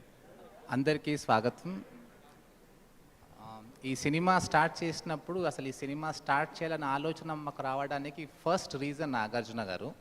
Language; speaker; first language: Telugu; native; Telugu